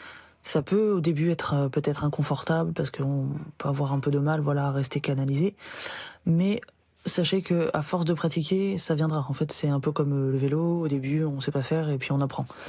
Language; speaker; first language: French; native; French